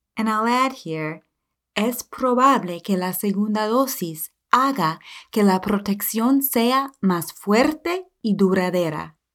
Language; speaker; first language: Spanish; non-native, fluent; English